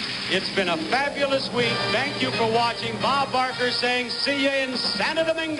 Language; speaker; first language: English; native; English